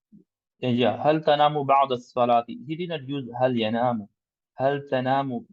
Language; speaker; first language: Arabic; non-native, learner; English